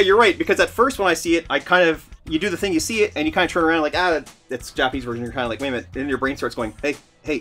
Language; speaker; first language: English; native; English